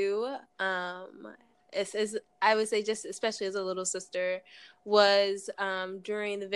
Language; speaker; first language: English; native; English